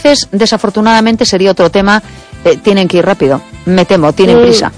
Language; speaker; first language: Spanish; native; Spanish